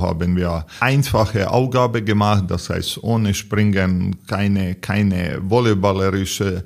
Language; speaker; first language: German; non-native, learner; Serbian